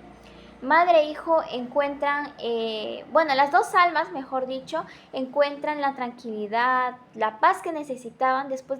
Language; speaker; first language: Spanish; native; Spanish